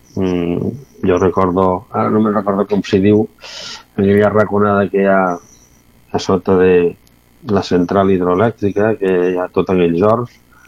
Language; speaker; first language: Catalan; native; Catalan